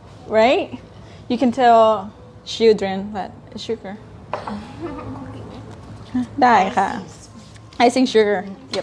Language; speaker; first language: English; non-native, learner; Thai